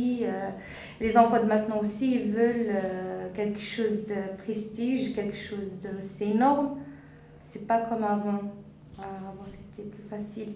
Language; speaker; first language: French; non-native, local second language; Arabic